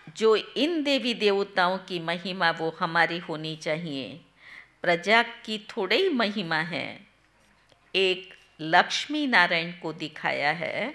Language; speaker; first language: Hindi; non-native, local second language; Gujarati